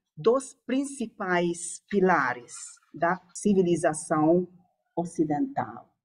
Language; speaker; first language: Portuguese; non-native, fluent; Hungarian